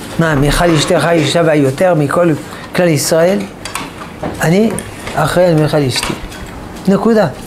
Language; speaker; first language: Hebrew; non-native, fluent; French